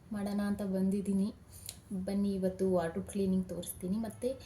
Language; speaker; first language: Kannada; non-native, local second language; Lambadi